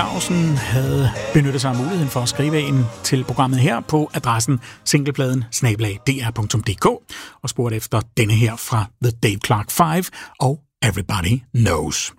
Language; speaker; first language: Danish; native; Danish